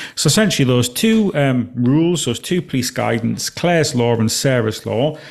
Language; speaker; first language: English; native; English